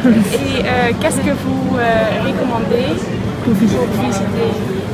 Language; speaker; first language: French; non-native, learner; Dutch